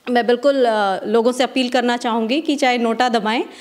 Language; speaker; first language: Hindi; native; Hindi